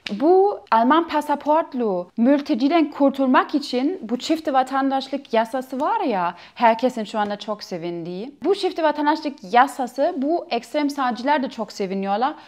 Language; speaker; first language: Turkish; non-native, fluent; German